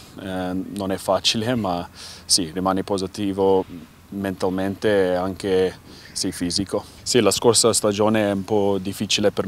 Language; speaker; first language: Italian; non-native, learner; English